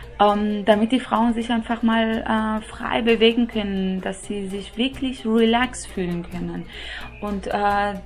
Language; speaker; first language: German; non-native, fluent; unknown